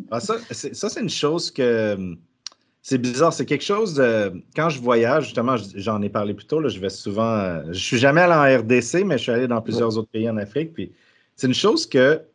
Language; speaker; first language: French; native; French